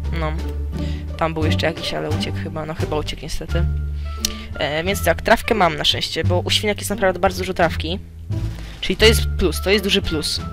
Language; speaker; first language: Polish; native; Polish